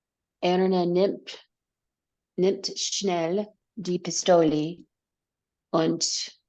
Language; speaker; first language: German; non-native, learner; English